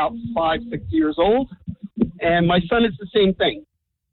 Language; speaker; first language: English; non-native, local second language; Hungarian